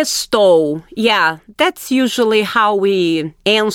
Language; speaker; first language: English; non-native, fluent; Portuguese